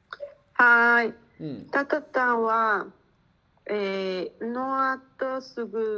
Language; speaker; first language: Japanese; non-native, learner; Spanish